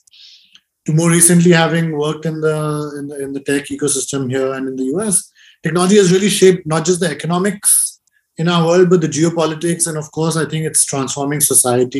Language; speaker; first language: English; non-native, local second language; Hindi